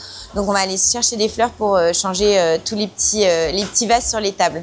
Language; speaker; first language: French; native; French